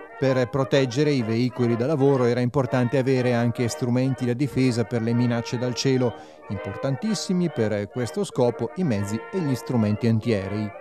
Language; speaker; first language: Italian; native; Italian